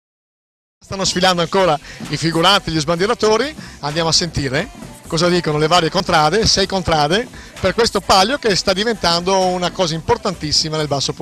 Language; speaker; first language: Italian; native; Italian